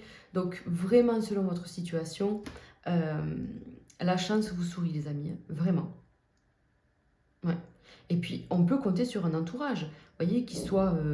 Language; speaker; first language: French; native; French